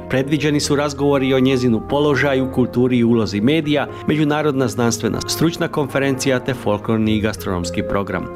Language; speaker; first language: Croatian; early bilingual, heritage; Croatian